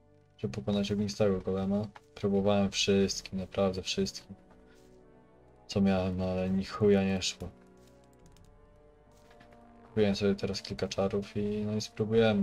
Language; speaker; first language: Polish; native; Polish